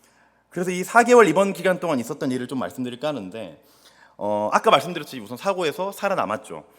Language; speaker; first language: Korean; native; Korean